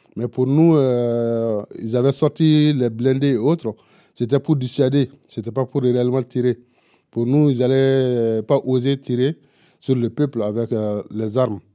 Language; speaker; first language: French; non-native, local second language; Bambara